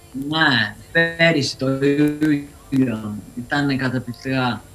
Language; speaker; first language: Greek; early bilingual, other home language; English